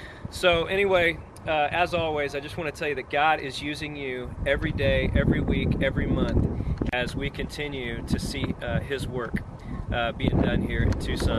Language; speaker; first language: English; native; English